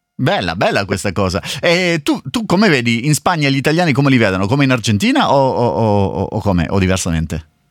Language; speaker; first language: Italian; native; Italian